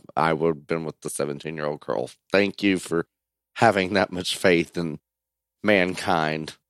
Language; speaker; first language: English; native; English